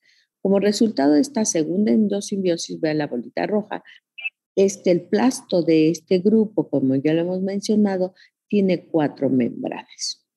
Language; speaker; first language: Spanish; native; Spanish